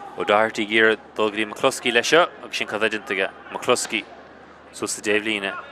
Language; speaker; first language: Irish; native; Irish